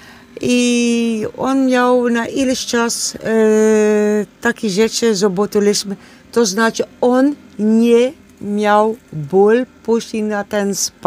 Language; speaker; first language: Polish; non-native, learner; Dutch